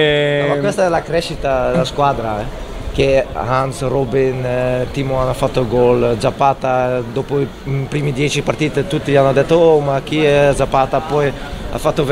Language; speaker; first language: Italian; non-native, fluent; Dutch